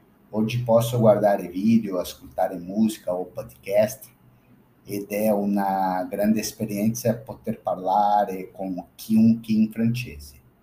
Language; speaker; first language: Italian; non-native, fluent; Portuguese